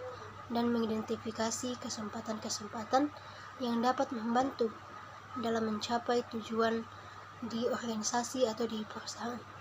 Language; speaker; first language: Indonesian; native; Indonesian